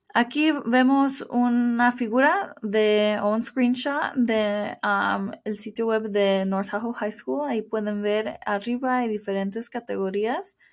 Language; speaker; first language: Spanish; early bilingual, heritage; Spanish